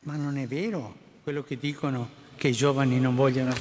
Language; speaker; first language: Italian; non-native, fluent; Spanish